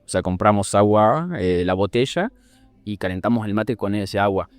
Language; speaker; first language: Spanish; native; Spanish